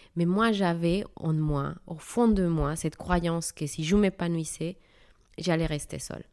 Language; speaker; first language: French; non-native, fluent; Spanish